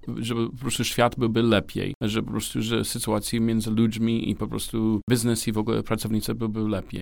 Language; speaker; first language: Polish; non-native, learner; English